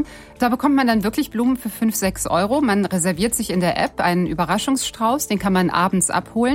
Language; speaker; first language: German; native; German